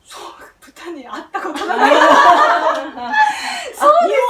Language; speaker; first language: Japanese; non-native, fluent; Korean